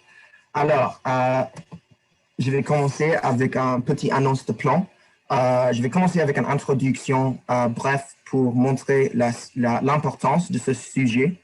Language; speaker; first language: French; non-native, learner; English